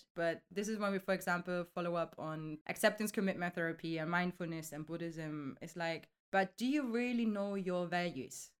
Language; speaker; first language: English; non-native, fluent; German